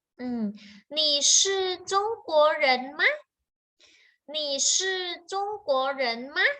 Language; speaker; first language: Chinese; non-native, fluent; Thai